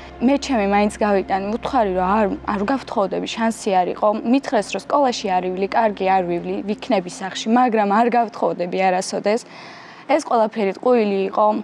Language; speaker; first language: Georgian; non-native, local second language; Azerbaijani